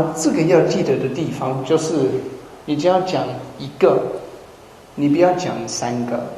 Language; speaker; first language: Chinese; non-native, fluent; English